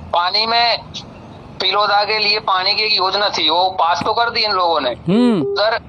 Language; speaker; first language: Hindi; native; Hindi